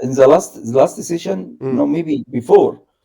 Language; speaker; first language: English; non-native, learner; Arabic